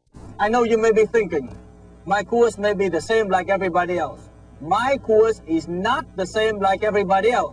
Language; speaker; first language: English; non-native, fluent; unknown